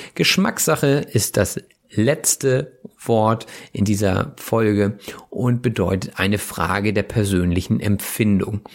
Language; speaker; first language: German; native; German